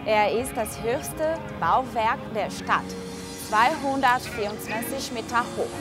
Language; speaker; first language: German; early bilingual, heritage; German